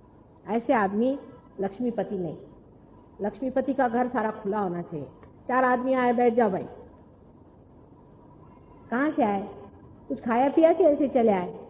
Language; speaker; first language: Hindi; non-native, local second language; Marathi